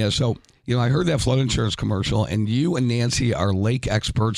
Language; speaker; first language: English; native; English